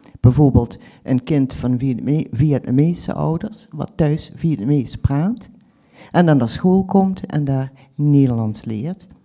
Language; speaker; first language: Dutch; native; Dutch